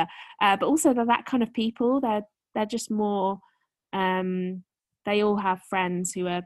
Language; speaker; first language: English; native; English